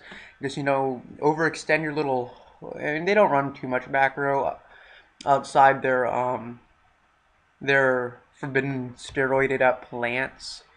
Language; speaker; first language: English; native; English